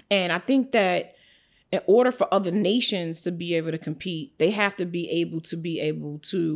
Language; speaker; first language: English; native; English